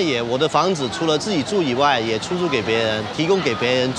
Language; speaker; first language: Chinese; native; Chinese